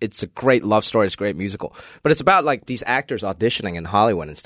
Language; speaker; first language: English; non-native, local second language; Cantonese